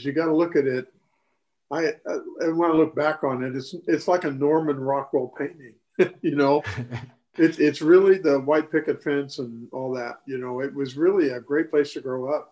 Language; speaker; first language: English; native; English